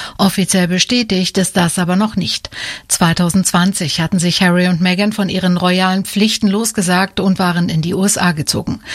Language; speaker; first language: German; native; German